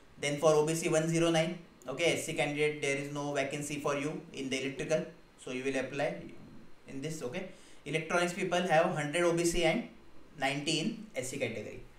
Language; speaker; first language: English; non-native, local second language; Hindi